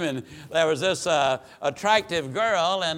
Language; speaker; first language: English; native; English